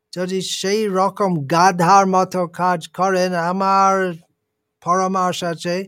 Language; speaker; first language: Bangla; non-native, fluent; English